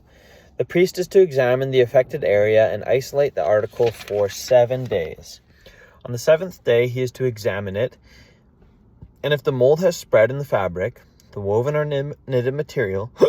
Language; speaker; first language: English; native; English